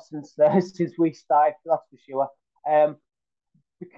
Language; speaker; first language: English; native; English